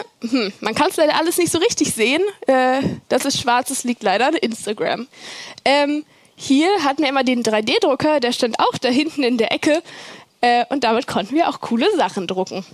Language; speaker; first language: German; native; German